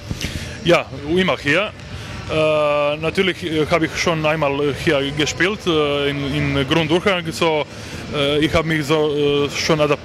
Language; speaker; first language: German; non-native, learner; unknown